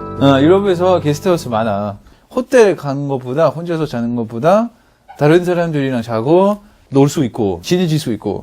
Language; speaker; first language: Korean; non-native, fluent; French